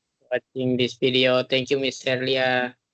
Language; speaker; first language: English; non-native, learner; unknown